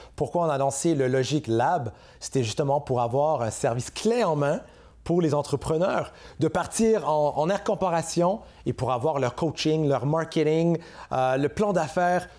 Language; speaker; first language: French; native; French